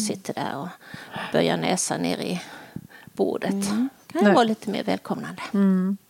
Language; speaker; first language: Swedish; native; Swedish